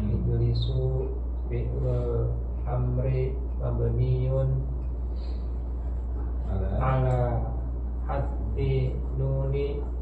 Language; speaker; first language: Arabic; non-native, learner; Indonesian